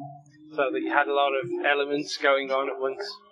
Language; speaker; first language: English; native; English